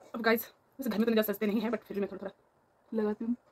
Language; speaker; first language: Hindi; non-native, local second language; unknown